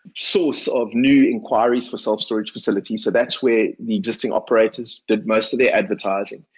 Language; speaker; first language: English; native; English